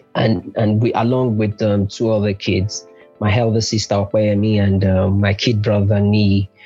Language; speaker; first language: English; non-native, local second language; Yoruba